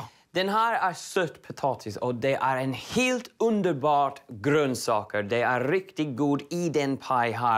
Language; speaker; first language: Swedish; non-native, learner; English